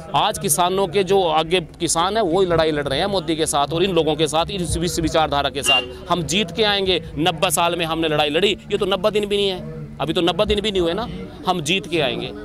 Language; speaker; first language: Hindi; native; Hindi